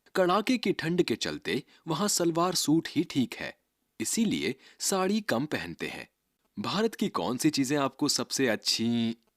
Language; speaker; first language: Hindi; native; Hindi